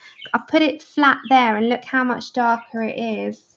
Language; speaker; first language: English; native; English